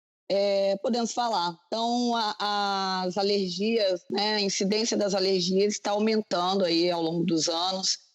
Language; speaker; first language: Portuguese; native; Portuguese